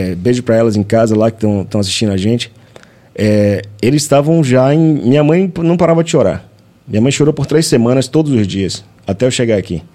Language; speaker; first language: Portuguese; native; Portuguese